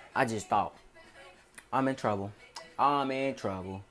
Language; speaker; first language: English; native; English